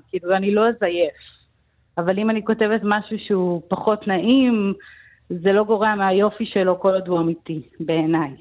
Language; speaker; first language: Hebrew; native; Hebrew